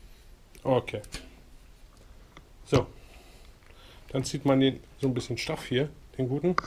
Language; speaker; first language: German; native; German